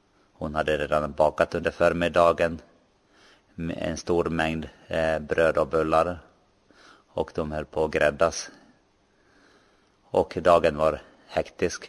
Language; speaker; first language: Swedish; non-native, local second language; Finnish